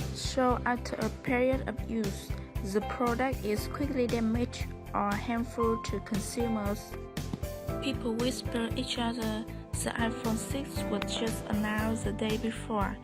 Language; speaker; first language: English; non-native, learner; Vietnamese